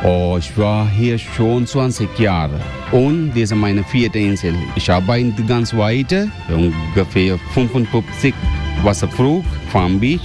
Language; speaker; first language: German; non-native, learner; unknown